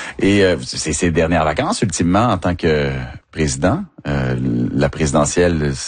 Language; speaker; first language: French; native; French